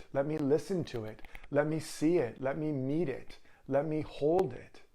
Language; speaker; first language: English; native; English